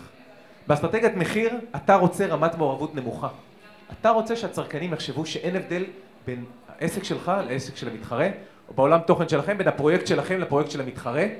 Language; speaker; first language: Hebrew; native; Hebrew